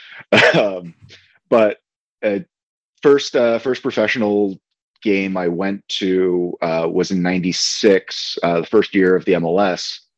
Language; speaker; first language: English; native; English